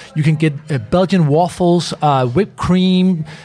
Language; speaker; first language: English; non-native, fluent; Danish